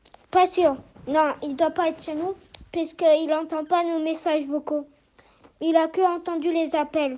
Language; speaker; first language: French; native; French